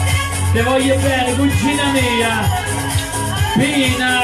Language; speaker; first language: Italian; early bilingual, heritage; English